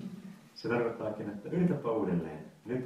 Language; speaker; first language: Finnish; native; Finnish